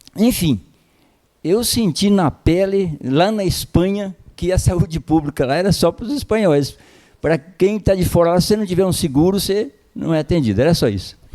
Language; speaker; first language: Portuguese; native; Portuguese